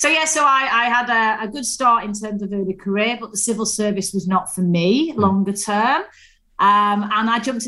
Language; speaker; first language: English; native; English